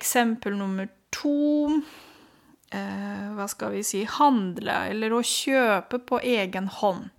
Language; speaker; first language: Norwegian; non-native, fluent; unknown